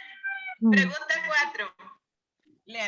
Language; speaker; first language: Spanish; native; Spanish